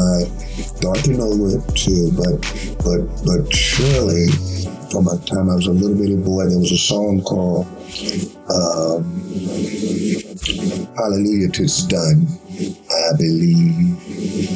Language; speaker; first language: English; native; English